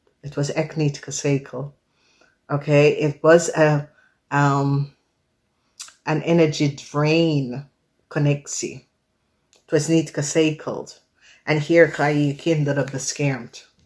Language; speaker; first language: Dutch; non-native, learner; English